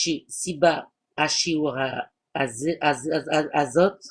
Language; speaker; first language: Hebrew; non-native, learner; French